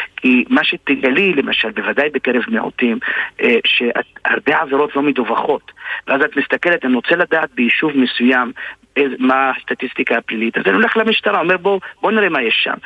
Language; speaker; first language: Hebrew; non-native, local second language; Arabic